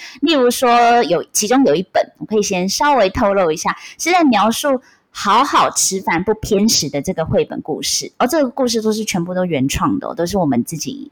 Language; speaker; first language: Chinese; non-native, local second language; Min Nan Chinese